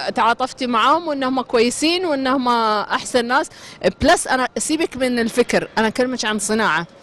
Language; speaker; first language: Arabic; native; Arabic